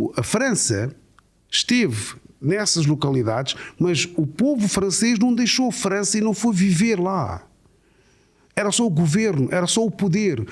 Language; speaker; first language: Portuguese; native; Portuguese